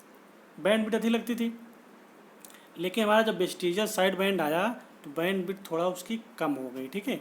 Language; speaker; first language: Hindi; native; Hindi